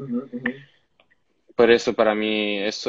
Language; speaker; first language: Spanish; non-native, learner; Italian